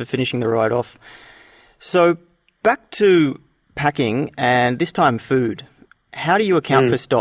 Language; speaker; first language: English; native; English